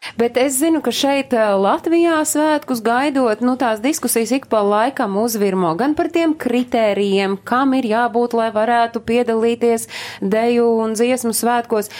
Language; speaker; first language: Latvian; native; Latvian